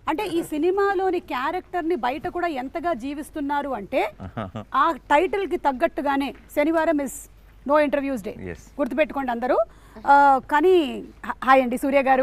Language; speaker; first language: Telugu; native; Telugu